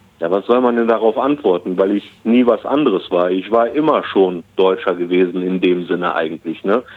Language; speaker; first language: German; early bilingual, other home language; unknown